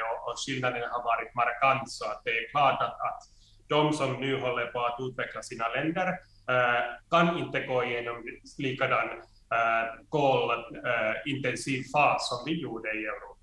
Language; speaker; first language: Swedish; non-native, fluent; Finnish